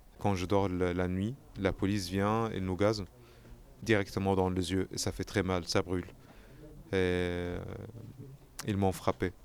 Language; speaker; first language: French; non-native, fluent; Arabic